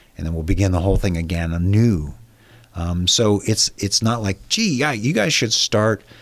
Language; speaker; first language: English; native; English